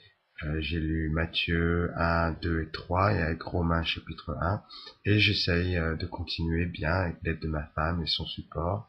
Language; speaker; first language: French; native; French